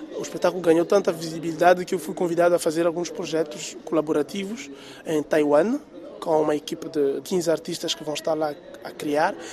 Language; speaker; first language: Portuguese; non-native, local second language; Tsonga